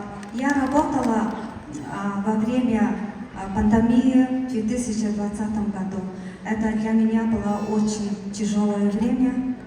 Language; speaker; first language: Russian; non-native, learner; Mongolian